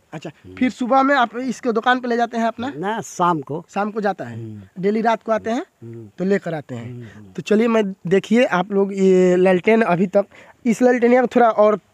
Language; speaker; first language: Hindi; native; Hindi